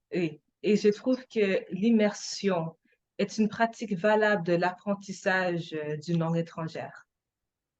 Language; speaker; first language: French; non-native, fluent; English